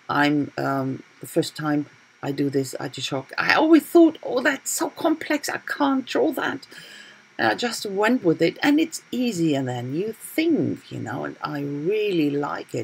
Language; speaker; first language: English; non-native, fluent; German